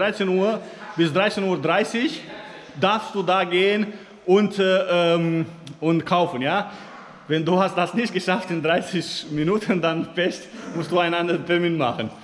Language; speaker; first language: German; non-native, fluent; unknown